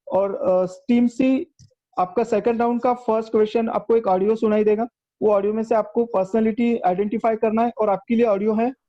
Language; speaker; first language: Hindi; non-native, local second language; Marathi